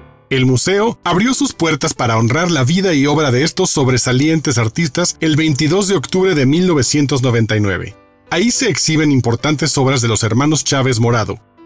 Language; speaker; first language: Spanish; native; Spanish